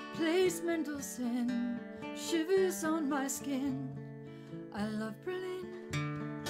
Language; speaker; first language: English; native; English